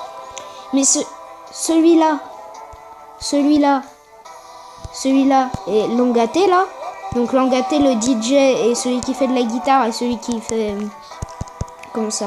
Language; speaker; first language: French; native; French